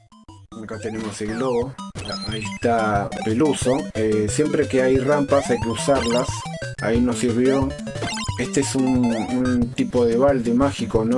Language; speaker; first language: Spanish; native; Spanish